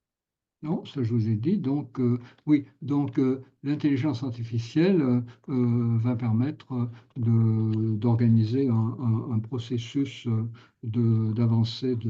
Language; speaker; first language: French; native; French